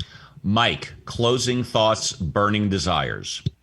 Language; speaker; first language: English; native; English